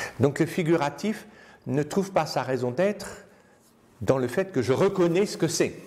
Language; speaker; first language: French; native; French